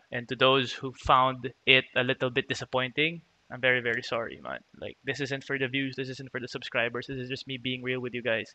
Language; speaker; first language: English; non-native, local second language; Filipino